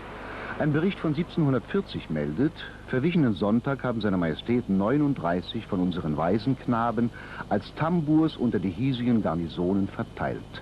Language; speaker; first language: German; native; German